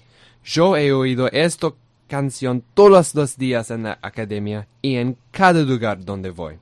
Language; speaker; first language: Spanish; non-native, learner; English